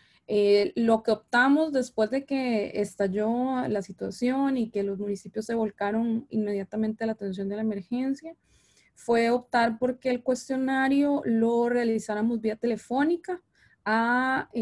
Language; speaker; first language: Spanish; native; Spanish